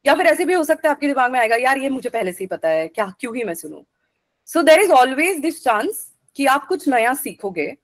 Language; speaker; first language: Hindi; non-native, local second language; Marathi